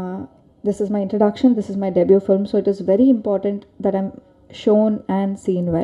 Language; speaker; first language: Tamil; non-native, local second language; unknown